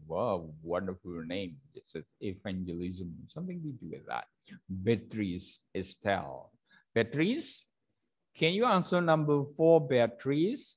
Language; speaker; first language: English; non-native, fluent; Indonesian